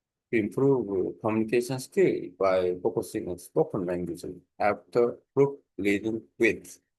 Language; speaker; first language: English; non-native, learner; Korean